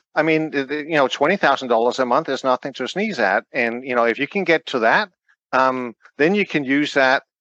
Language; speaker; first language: English; non-native, fluent; Danish